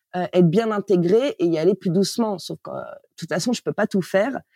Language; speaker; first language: French; native; French